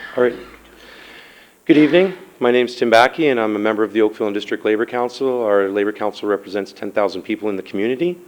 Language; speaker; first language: English; native; English